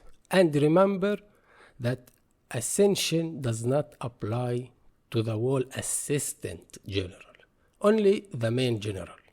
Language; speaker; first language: English; non-native, fluent; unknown